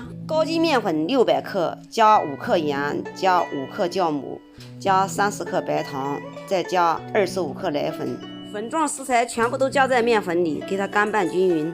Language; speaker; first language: Chinese; native; Chinese